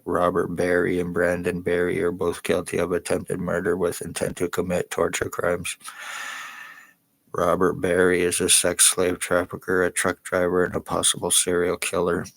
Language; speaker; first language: English; native; English